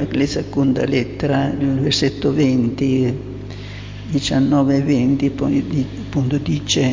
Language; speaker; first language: Italian; native; Italian